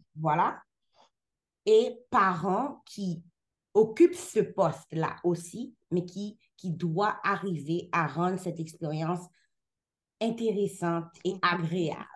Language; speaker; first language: French; non-native, local second language; Haitian Creole